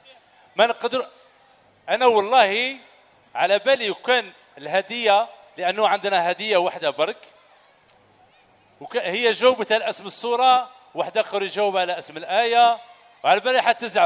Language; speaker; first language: Arabic; native; Arabic